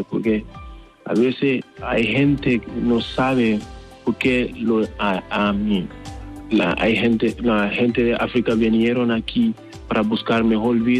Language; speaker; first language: Spanish; non-native, learner; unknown